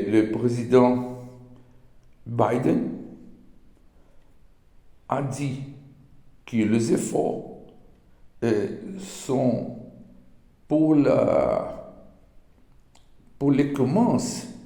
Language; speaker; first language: French; non-native, learner; Portuguese